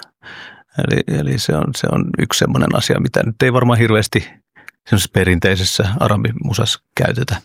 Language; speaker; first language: Finnish; early bilingual, other home language; Oromo